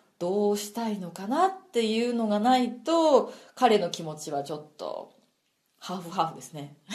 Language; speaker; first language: Japanese; native; Japanese